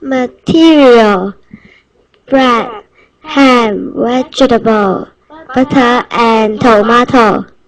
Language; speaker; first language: English; non-native, learner; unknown